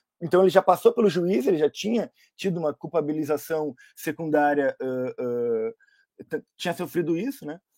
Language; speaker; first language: Portuguese; native; Portuguese